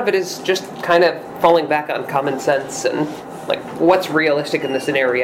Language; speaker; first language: English; native; English